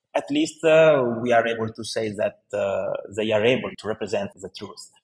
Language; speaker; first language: English; non-native, fluent; Italian